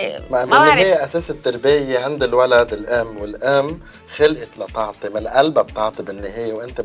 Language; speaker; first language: Arabic; native; Arabic